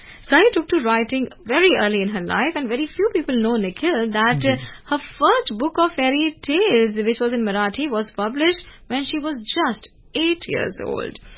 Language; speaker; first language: English; non-native, local second language; Hindi